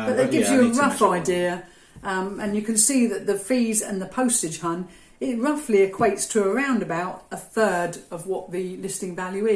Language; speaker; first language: English; native; English